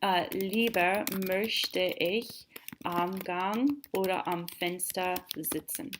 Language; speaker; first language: German; non-native, fluent; English